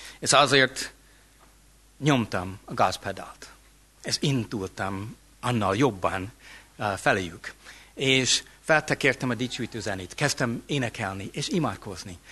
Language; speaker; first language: Hungarian; non-native, fluent; English